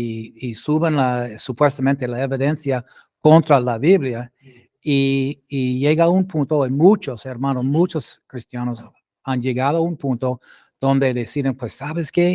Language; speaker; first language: Spanish; non-native, fluent; English